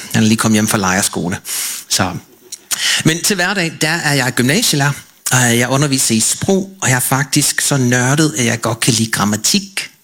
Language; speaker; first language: Danish; non-native, fluent; English